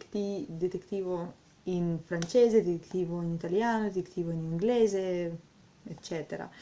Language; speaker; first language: Italian; non-native, learner; Russian